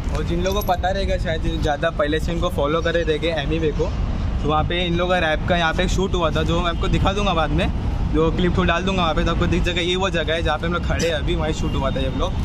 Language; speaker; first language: Hindi; native; Hindi